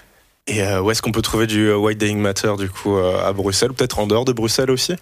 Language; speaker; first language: French; native; French